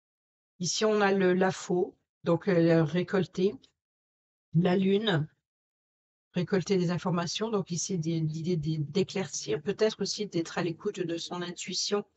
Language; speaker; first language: French; native; French